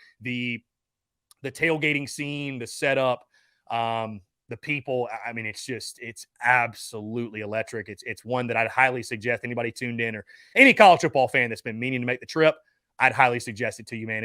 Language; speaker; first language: English; native; English